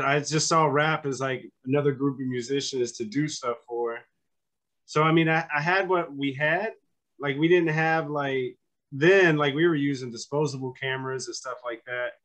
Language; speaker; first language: English; native; English